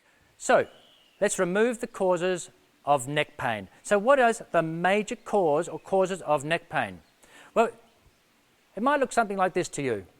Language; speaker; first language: English; native; English